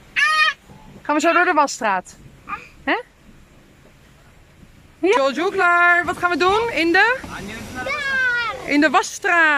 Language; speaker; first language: Dutch; native; Dutch